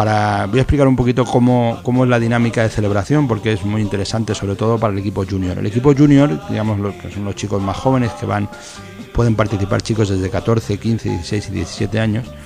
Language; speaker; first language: Spanish; native; Spanish